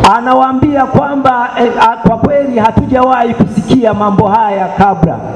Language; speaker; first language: Swahili; native; Swahili